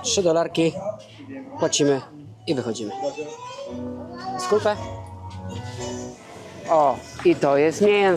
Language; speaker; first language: Polish; native; Polish